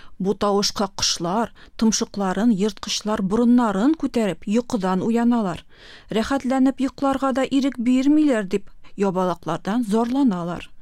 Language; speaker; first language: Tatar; native; Tatar